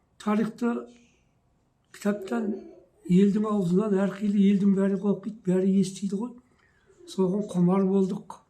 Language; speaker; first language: Kazakh; native; Kazakh